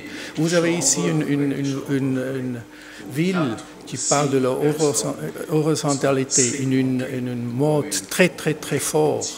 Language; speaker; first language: French; non-native, learner; German